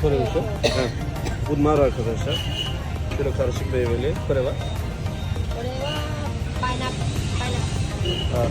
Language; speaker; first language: Turkish; native; Turkish